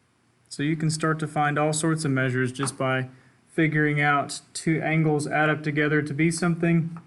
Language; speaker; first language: English; native; English